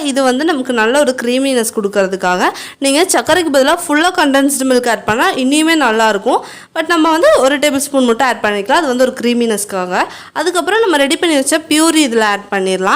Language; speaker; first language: Tamil; native; Tamil